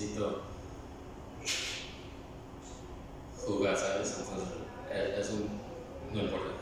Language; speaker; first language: Spanish; early bilingual, heritage; Spanish